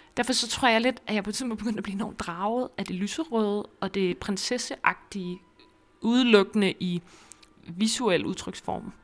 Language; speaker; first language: Danish; native; Danish